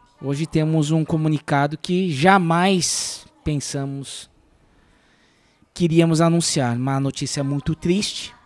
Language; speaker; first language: Portuguese; native; Portuguese